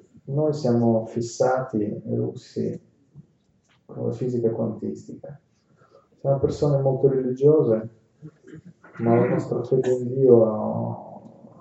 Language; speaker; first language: Italian; non-native, fluent; Russian